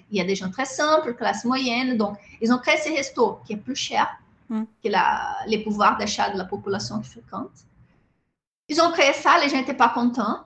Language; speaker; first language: French; non-native, fluent; Portuguese